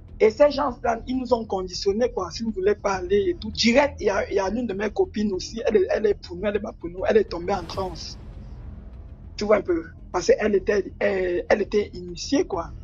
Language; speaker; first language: French; native; French